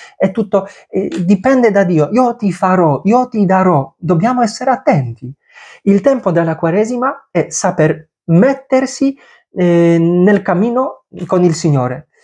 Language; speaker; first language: Italian; non-native, fluent; Polish